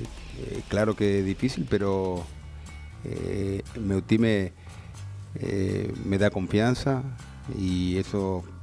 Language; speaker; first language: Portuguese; non-native, fluent; Spanish